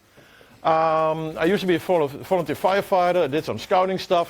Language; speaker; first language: English; non-native, fluent; Dutch